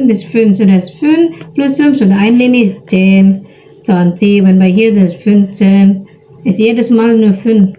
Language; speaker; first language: German; non-native, learner; Indonesian